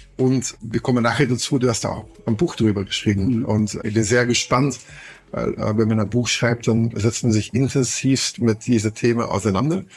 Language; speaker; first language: German; non-native, fluent; Dutch